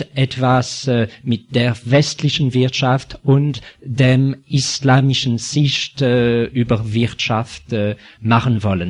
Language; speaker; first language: German; non-native, fluent; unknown